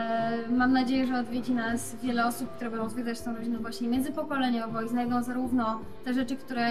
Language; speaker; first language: Polish; native; Polish